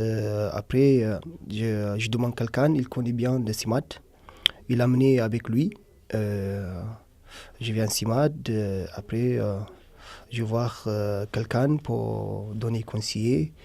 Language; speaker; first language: French; non-native, learner; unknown